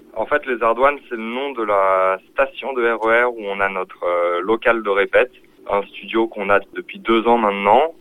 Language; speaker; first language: French; native; French